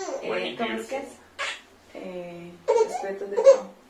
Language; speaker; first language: Portuguese; non-native, fluent; Spanish